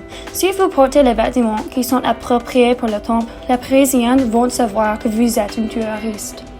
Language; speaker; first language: French; non-native, learner; English